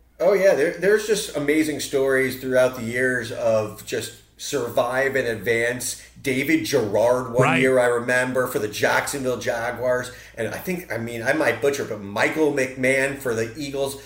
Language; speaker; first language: English; native; English